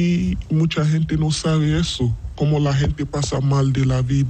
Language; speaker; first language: Spanish; non-native, learner; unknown